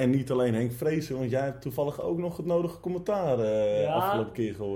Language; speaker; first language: Dutch; native; Dutch